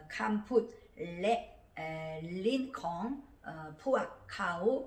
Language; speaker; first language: Thai; non-native, learner; Korean